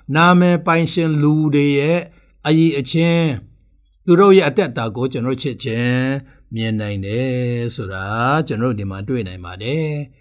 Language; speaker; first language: Burmese; non-native, local second language; Tedim Chin